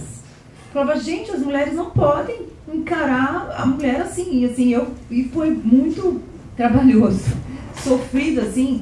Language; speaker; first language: Portuguese; native; Portuguese